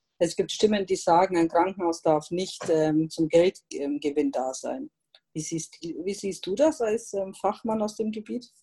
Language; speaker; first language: German; non-native, fluent; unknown